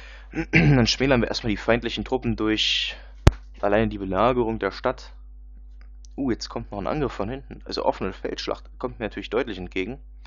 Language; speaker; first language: German; native; German